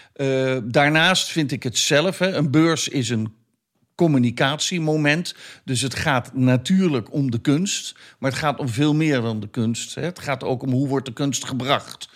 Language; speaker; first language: Dutch; native; Dutch